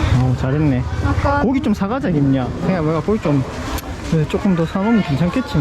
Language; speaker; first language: Korean; native; Korean